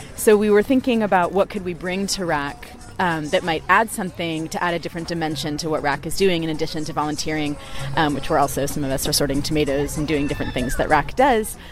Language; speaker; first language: English; native; English